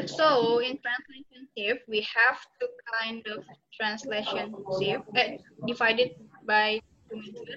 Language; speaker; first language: English; non-native, local second language; Indonesian